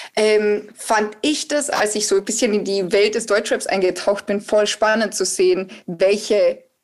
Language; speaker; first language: German; native; German